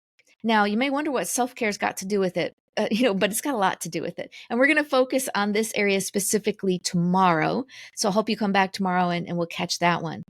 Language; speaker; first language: English; native; English